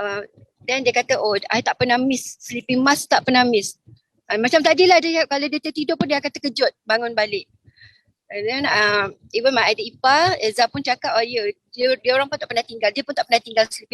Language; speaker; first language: Malay; native; Malay